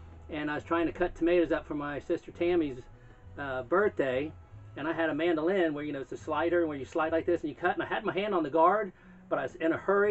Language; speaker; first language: English; native; English